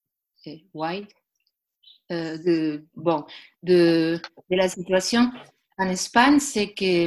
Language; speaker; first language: French; non-native, learner; Spanish